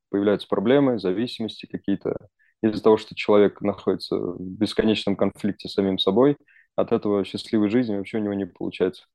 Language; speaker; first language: Russian; early bilingual, other home language; Armenian